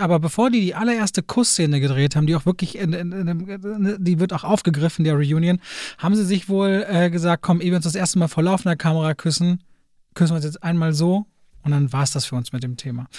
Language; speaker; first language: German; native; German